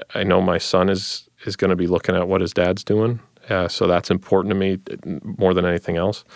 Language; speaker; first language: English; native; English